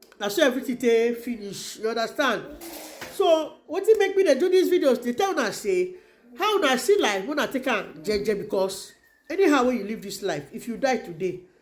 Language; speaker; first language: Nigerian Pidgin; native; Nigerian Pidgin